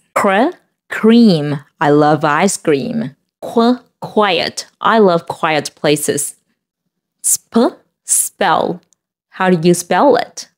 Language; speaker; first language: English; non-native, fluent; Vietnamese